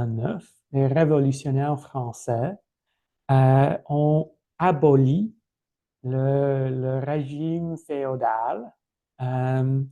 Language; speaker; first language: French; non-native, fluent; English